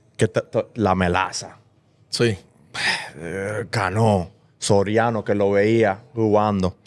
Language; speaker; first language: Spanish; early bilingual, heritage; Spanish